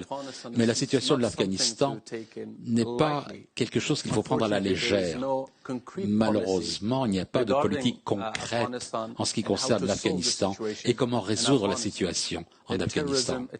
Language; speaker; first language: French; non-native, fluent; Persian